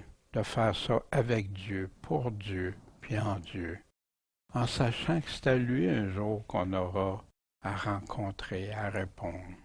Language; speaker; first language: French; native; French